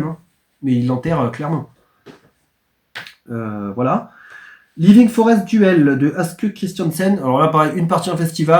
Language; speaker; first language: French; native; French